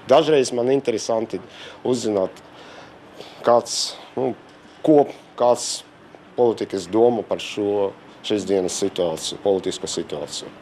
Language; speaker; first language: Latvian; non-native, local second language; Russian